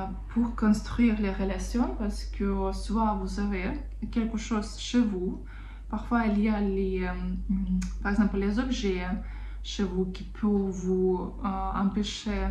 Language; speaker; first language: French; non-native, fluent; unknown